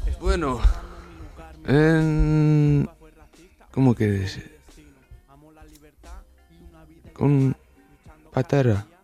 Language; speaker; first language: Spanish; non-native, learner; Arabic